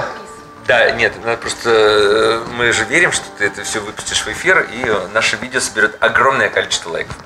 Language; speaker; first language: Russian; native; Russian